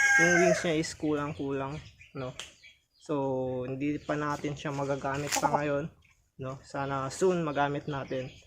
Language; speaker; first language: Filipino; non-native, local second language; Iloko